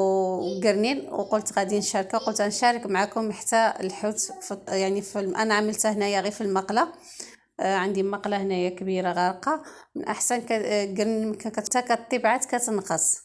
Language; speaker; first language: Arabic; native; Arabic